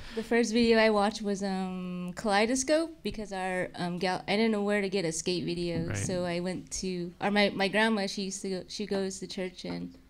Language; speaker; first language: English; native; English